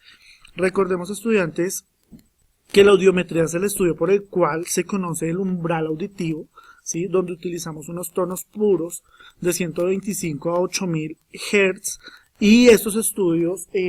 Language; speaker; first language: Spanish; native; Spanish